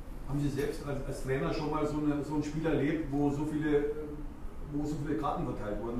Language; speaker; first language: German; native; German